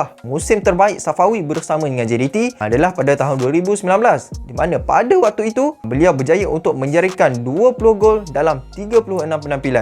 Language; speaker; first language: Malay; native; Malay